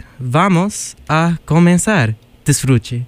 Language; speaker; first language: Portuguese; non-native, learner; English